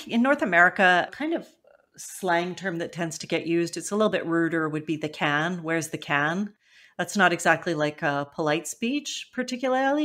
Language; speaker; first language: English; native; English